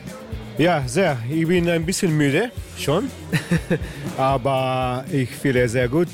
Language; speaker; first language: German; non-native, learner; Slovenian